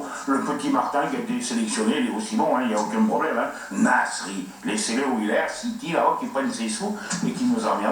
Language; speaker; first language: French; native; French